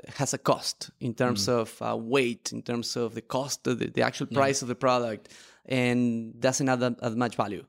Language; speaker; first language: English; non-native, fluent; Spanish